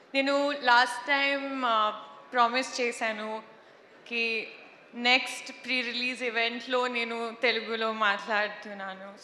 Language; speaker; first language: Telugu; non-native, learner; Hindi